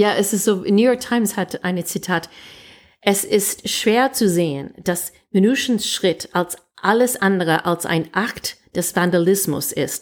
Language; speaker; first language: German; non-native, fluent; English